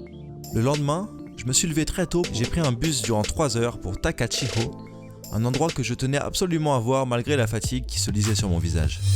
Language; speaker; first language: French; native; French